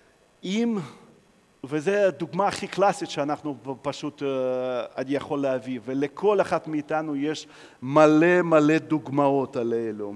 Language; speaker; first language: Hebrew; non-native, fluent; Russian